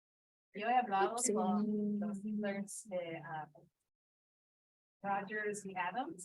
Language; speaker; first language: Spanish; non-native, learner; English